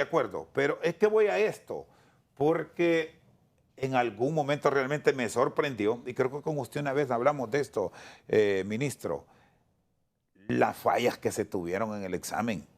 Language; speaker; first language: Spanish; native; Spanish